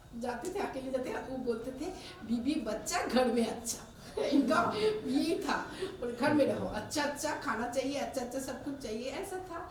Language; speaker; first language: Hindi; non-native, local second language; Bangla